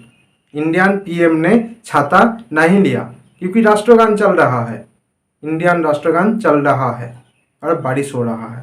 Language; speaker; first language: Hindi; non-native, fluent; Bangla